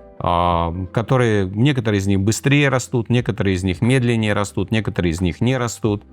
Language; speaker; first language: Russian; native; Russian